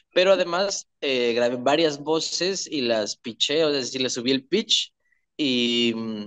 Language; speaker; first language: Spanish; native; Spanish